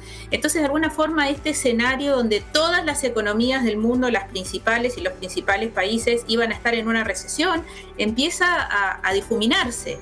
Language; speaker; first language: Spanish; native; Spanish